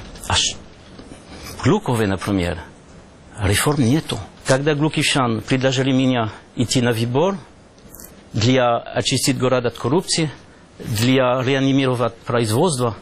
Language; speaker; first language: Russian; non-native, learner; French